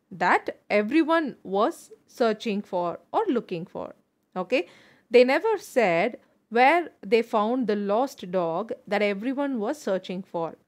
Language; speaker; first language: English; non-native, local second language; Tamil